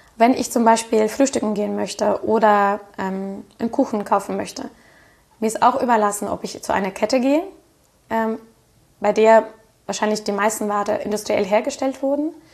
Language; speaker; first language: German; non-native, fluent; Russian